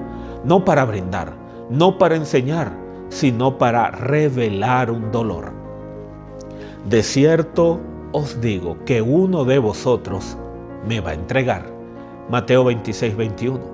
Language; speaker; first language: Spanish; native; Spanish